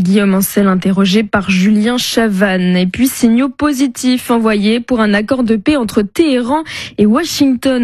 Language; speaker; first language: French; native; French